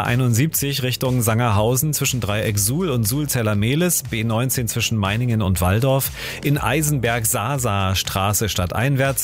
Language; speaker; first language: German; native; German